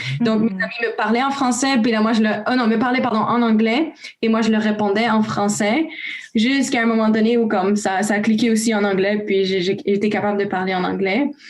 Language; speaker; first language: French; early bilingual, other home language; Romanian